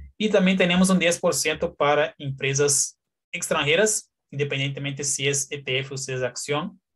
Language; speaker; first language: Spanish; non-native, fluent; Portuguese